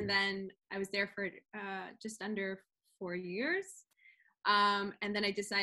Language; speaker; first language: English; native; English